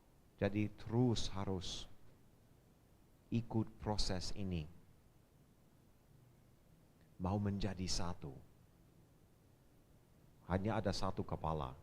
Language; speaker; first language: Indonesian; non-native, fluent; English